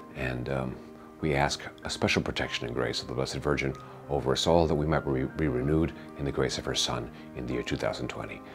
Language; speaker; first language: English; early bilingual, other home language; Spanish